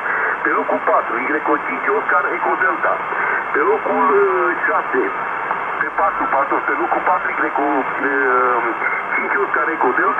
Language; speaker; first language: Romanian; native; Romanian